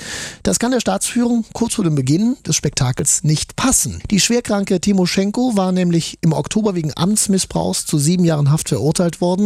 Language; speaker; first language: German; native; German